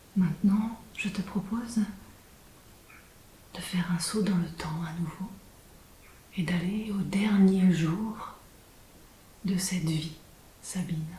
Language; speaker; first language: French; native; French